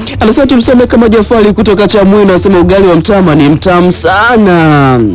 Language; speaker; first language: Swahili; native; Swahili